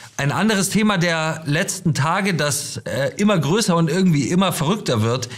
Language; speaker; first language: German; native; German